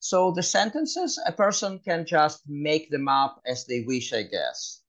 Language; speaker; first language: English; non-native, fluent; Hebrew